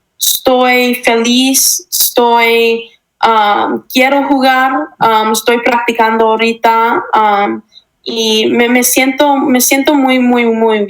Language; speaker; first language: Spanish; early bilingual, heritage; English